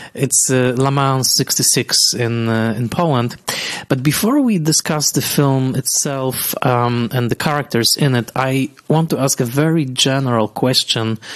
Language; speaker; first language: English; non-native, fluent; Polish